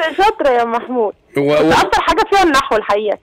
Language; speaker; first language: Arabic; native; Arabic